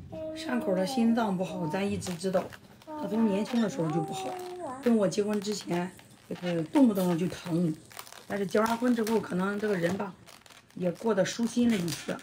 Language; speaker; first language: Chinese; native; Chinese